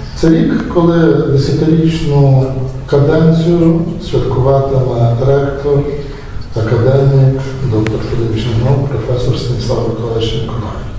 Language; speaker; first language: Ukrainian; native; Ukrainian